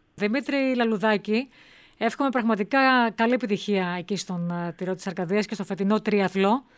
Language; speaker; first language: Greek; native; Greek